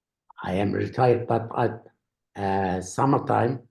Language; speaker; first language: English; non-native, learner; Turkish